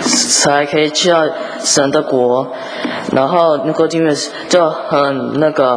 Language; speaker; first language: Chinese; early bilingual, heritage; English